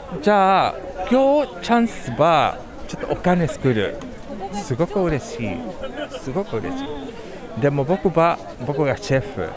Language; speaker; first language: Japanese; non-native, learner; Spanish